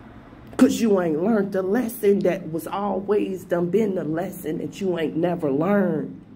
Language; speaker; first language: English; native; English